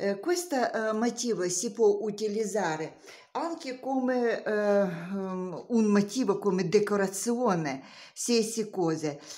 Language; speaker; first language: Italian; non-native, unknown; Russian